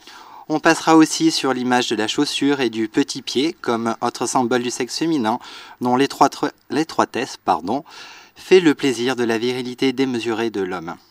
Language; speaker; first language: French; native; French